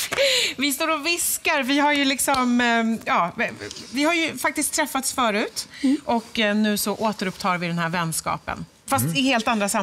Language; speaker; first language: Swedish; native; Swedish